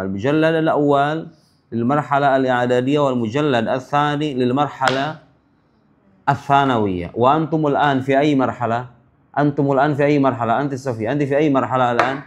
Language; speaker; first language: Arabic; non-native, fluent; Indonesian